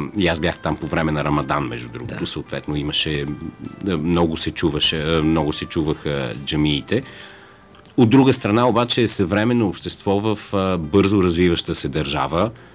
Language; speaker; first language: Bulgarian; native; Bulgarian